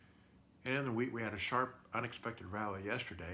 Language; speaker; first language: English; native; English